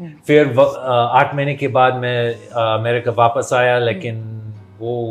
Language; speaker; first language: Hindi; non-native, fluent; English